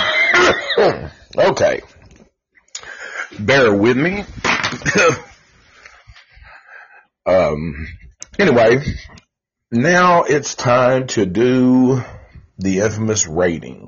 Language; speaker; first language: English; native; English